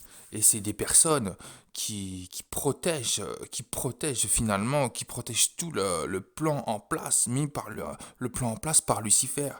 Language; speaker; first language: French; native; French